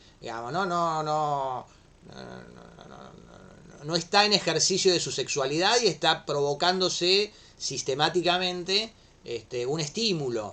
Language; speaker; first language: Spanish; native; Spanish